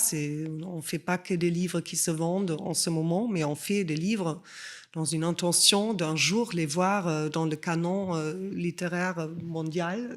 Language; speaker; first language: French; non-native, fluent; German